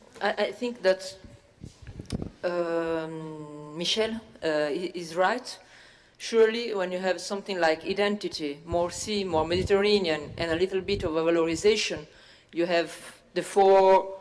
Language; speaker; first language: English; non-native, learner; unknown